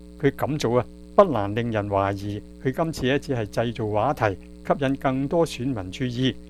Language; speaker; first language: Chinese; non-native, local second language; Cantonese